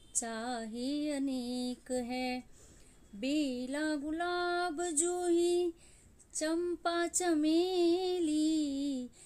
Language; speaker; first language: Hindi; non-native, local second language; Gujarati